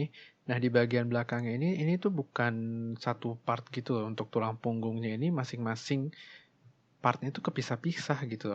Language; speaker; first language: Indonesian; native; Indonesian